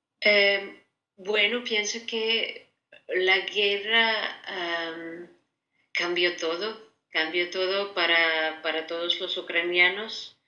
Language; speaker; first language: Spanish; non-native, fluent; Ukrainian